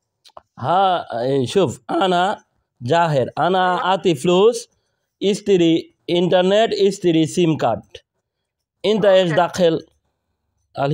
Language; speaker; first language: Arabic; non-native, learner; Bangla